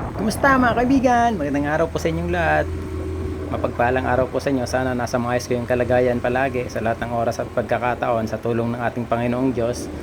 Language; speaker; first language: Filipino; non-native, local second language; Bikol